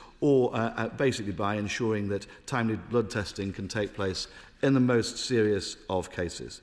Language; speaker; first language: English; native; English